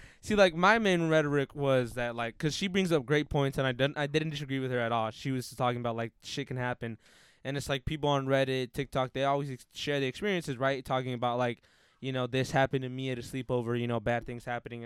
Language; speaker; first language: English; early bilingual, other home language; Spanish